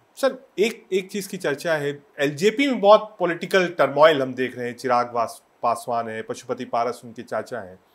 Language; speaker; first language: Hindi; native; Hindi